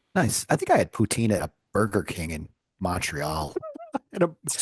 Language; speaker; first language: English; native; English